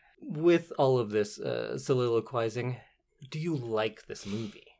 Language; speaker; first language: English; native; English